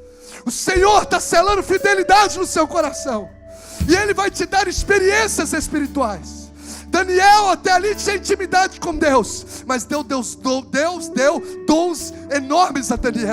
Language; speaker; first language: Portuguese; native; Portuguese